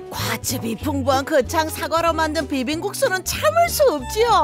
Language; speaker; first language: Korean; native; Korean